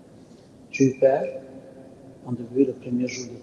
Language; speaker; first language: French; non-native, learner; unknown